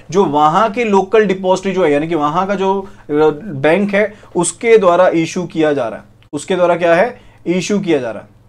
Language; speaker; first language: Hindi; native; Hindi